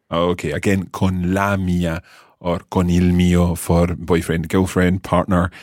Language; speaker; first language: Italian; non-native, fluent; English